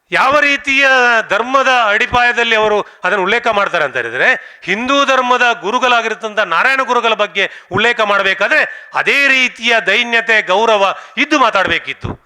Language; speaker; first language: Kannada; non-native, local second language; Tulu